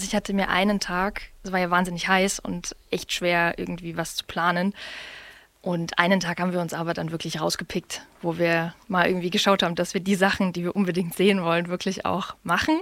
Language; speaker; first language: German; native; German